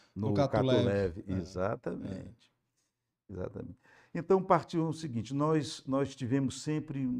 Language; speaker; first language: Portuguese; native; Portuguese